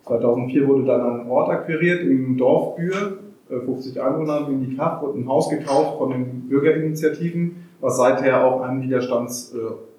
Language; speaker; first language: German; native; German